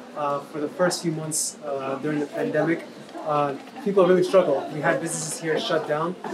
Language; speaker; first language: English; native; English